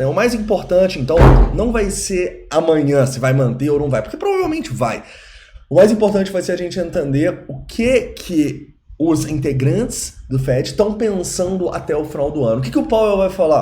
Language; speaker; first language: Portuguese; native; Portuguese